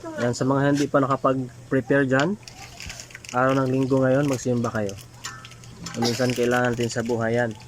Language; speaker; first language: Filipino; non-native, local second language; Cebuano